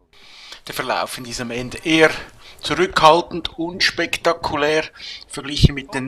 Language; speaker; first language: German; native; German